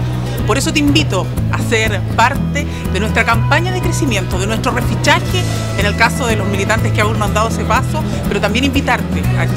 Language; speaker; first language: Spanish; native; Spanish